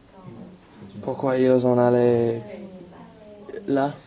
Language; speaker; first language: French; non-native, learner; English